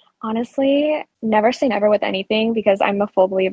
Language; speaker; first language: English; native; English